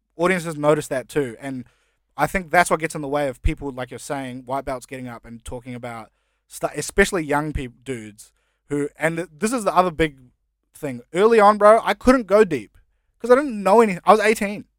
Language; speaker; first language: English; early bilingual, other home language; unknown